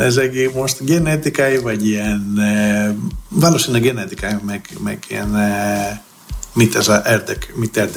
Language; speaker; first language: Hungarian; non-native, fluent; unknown